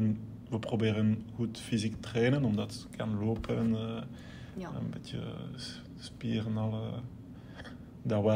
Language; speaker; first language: Dutch; non-native, local second language; French